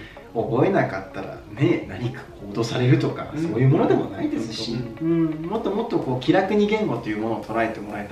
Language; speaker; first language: Japanese; native; Japanese